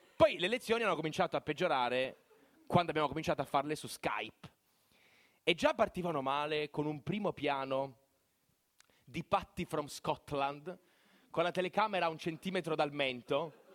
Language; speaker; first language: Italian; native; Italian